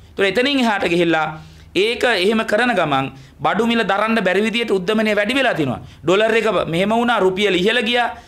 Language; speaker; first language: Sinhala; native; Sinhala